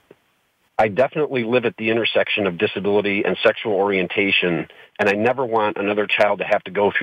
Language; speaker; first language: English; native; English